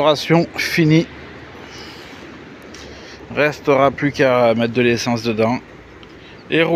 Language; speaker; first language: French; native; French